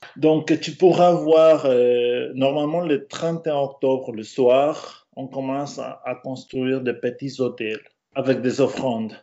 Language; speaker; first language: French; non-native, fluent; Spanish